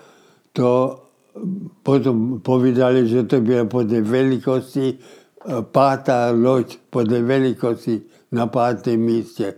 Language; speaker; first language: Czech; early bilingual, heritage; Czech